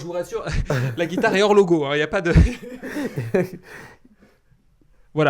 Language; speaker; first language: French; native; French